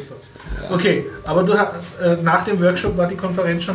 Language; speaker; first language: German; native; German